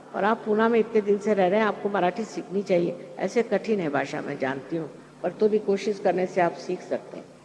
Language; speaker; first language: Hindi; non-native, local second language; Marathi